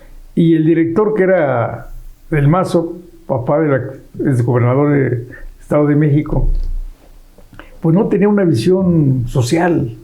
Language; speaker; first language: Spanish; native; Spanish